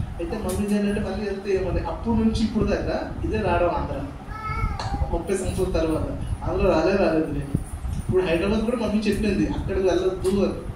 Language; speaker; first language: Telugu; non-native, local second language; Urdu